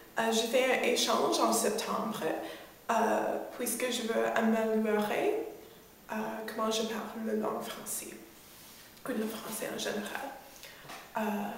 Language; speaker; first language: French; non-native, learner; English